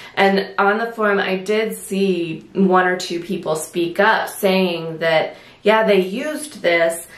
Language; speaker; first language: English; native; English